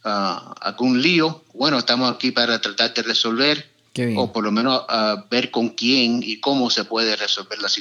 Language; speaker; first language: Spanish; early bilingual, heritage; Spanish